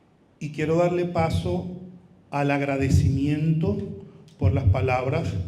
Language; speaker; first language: Spanish; native; Spanish